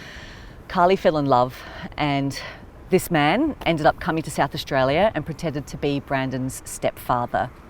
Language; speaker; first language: English; native; English